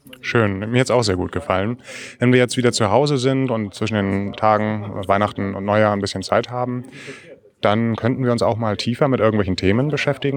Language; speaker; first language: German; native; German